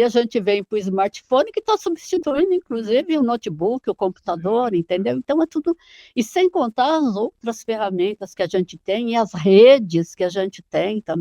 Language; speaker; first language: Portuguese; native; Portuguese